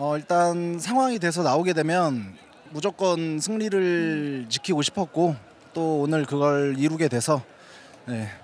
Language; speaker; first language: Korean; native; Korean